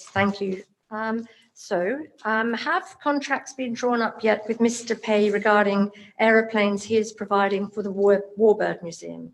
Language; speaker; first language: English; native; English